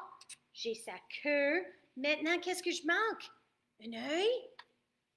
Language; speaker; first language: French; non-native, fluent; English